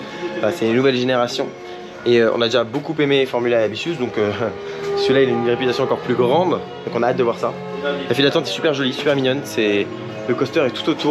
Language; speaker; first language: French; native; French